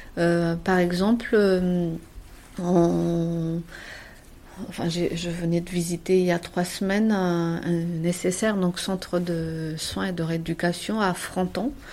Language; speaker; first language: French; native; French